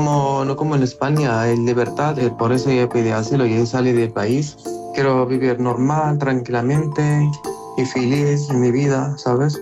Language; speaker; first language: Spanish; non-native, local second language; Arabic